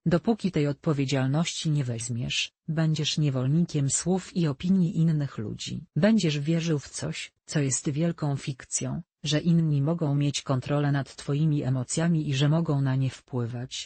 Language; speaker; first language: Polish; native; Polish